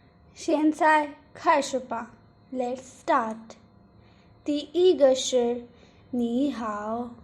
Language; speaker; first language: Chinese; non-native, fluent; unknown